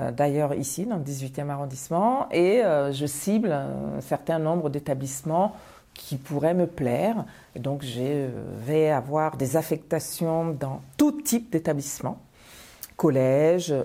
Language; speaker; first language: French; non-native, local second language; Bambara